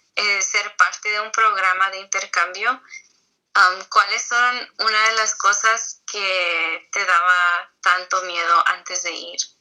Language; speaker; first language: Spanish; early bilingual, heritage; Spanish